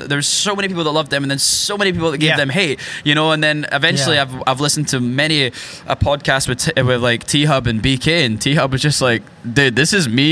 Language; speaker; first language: English; native; English